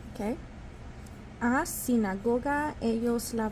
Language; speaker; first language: Spanish; non-native, fluent; English